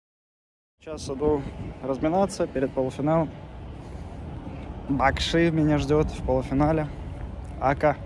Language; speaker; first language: Russian; native; Russian